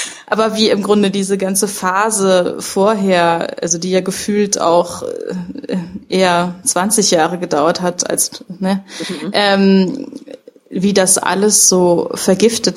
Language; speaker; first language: German; native; German